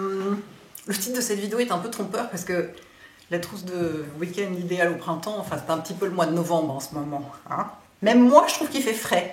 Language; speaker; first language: French; native; French